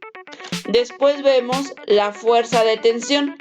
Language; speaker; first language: Spanish; native; Spanish